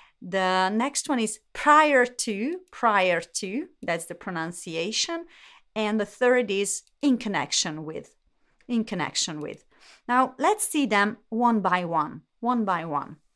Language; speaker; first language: English; non-native, fluent; Hungarian